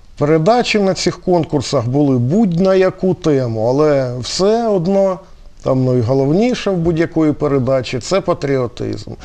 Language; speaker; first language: Ukrainian; native; Ukrainian